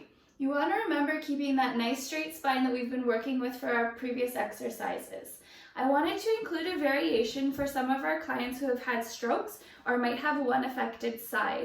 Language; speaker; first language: English; native; English